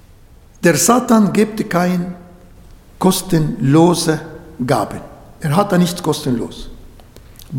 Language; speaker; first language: German; non-native, fluent; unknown